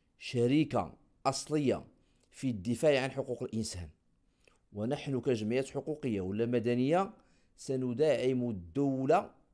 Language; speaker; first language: Arabic; native; Arabic